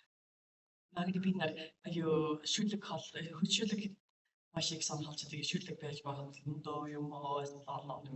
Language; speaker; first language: Mongolian; non-native, learner; English